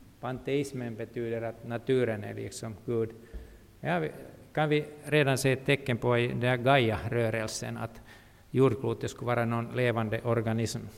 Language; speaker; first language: Swedish; non-native, local second language; Finnish